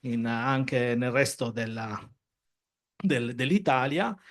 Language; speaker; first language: Italian; native; Italian